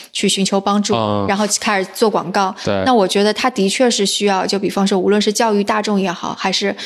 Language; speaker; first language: Chinese; native; Chinese